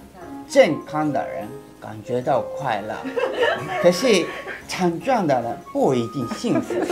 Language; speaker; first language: Chinese; non-native, fluent; Japanese